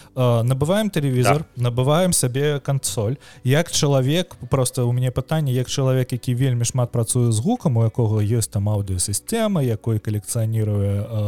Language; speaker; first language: Belarusian; non-native, local second language; Russian